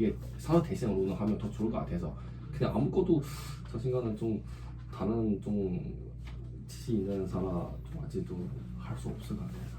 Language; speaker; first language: Korean; non-native, learner; Chinese